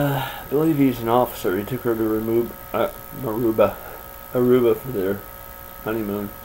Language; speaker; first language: English; native; English